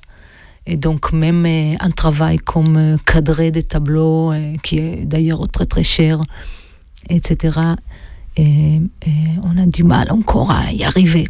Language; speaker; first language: French; native; French